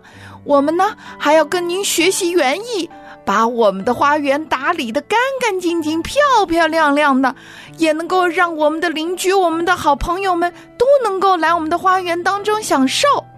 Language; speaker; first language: Chinese; native; Chinese